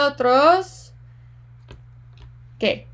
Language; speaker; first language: Spanish; non-native, fluent; English